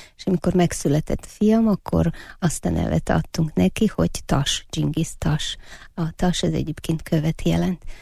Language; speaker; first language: Hungarian; non-native, fluent; Uyghur